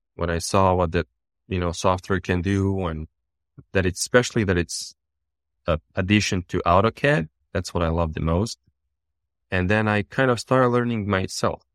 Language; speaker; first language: English; non-native, fluent; Bosnian